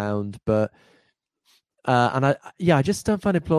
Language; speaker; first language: English; native; English